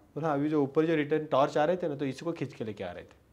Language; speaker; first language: Hindi; non-native, local second language; Marathi